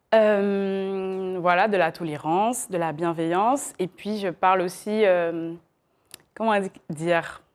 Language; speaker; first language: French; native; French